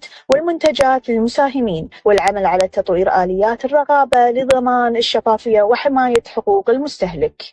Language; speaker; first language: Arabic; native; Arabic